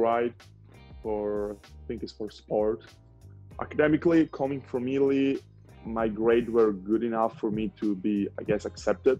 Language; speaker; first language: English; non-native, fluent; Italian